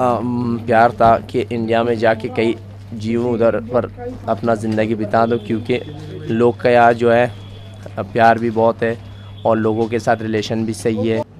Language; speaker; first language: Hindi; non-native, fluent; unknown